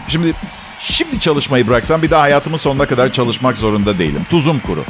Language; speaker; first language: Turkish; native; Turkish